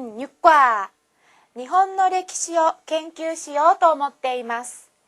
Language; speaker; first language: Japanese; non-native, fluent; Korean